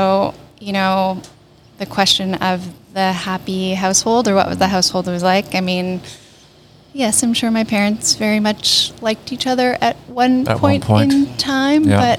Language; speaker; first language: English; native; English